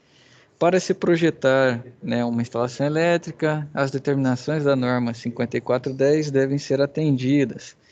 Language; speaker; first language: Portuguese; native; Portuguese